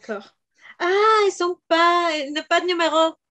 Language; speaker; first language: French; non-native, fluent; Bulgarian